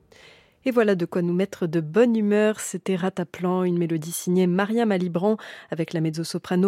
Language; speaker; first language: French; native; French